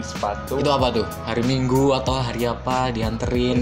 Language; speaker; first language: Indonesian; native; Indonesian